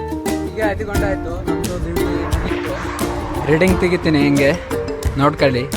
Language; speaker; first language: Kannada; non-native, local second language; Hindi